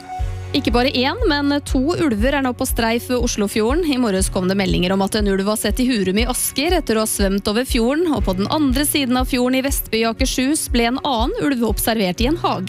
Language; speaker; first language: Norwegian; native; Norwegian